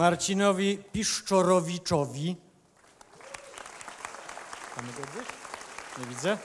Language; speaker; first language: Polish; native; Polish